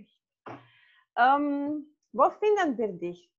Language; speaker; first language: German; non-native, fluent; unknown